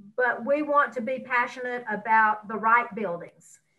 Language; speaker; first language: English; native; English